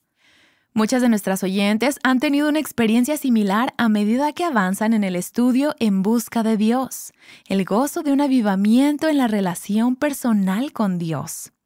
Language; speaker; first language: Spanish; native; Spanish